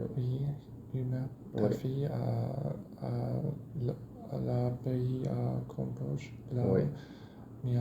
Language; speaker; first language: French; non-native, learner; Chinese